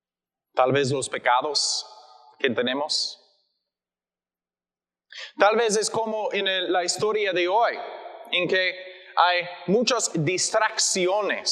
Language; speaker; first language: Spanish; non-native, learner; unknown